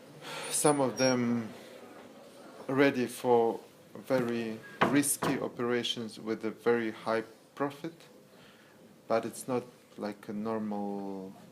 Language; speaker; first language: English; non-native, learner; Russian